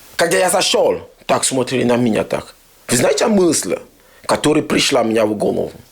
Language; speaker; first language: Russian; non-native, fluent; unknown